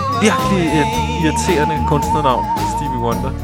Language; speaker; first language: Danish; native; Danish